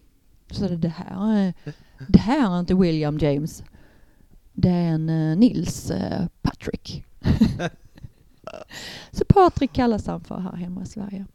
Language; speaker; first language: Swedish; native; Swedish